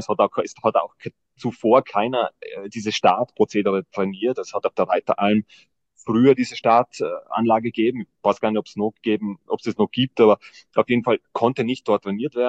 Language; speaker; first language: German; native; German